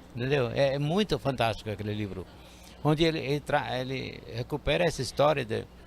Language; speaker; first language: Portuguese; non-native, fluent; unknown